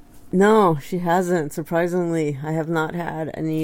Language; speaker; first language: English; native; English